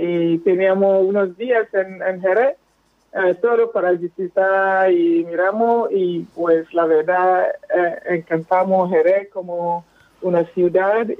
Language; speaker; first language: Spanish; non-native, fluent; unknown